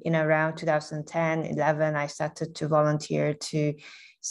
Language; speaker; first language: English; non-native, local second language; Cantonese